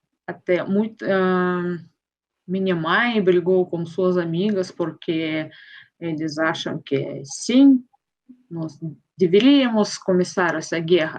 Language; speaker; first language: Portuguese; non-native, fluent; Russian